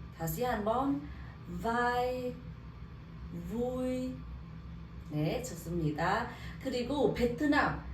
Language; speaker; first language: Korean; non-native, learner; Vietnamese